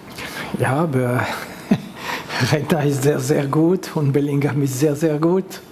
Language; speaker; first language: German; non-native, local second language; French